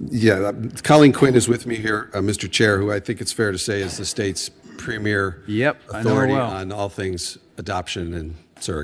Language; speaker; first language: English; native; English